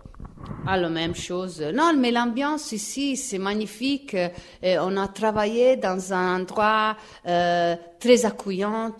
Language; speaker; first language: French; non-native, fluent; Italian